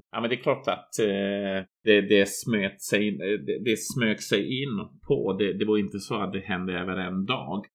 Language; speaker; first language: Swedish; non-native, fluent; Bosnian